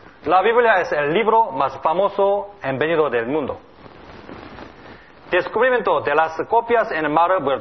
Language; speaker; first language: Spanish; non-native, learner; Korean